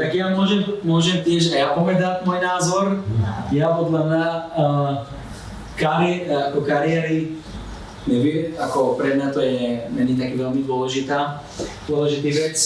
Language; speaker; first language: Slovak; non-native, fluent; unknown